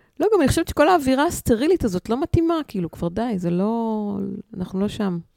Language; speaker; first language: Hebrew; native; Hebrew